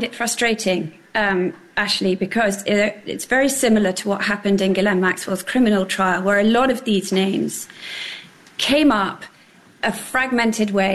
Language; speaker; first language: English; native; English